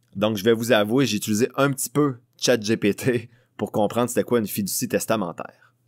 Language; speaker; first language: French; native; French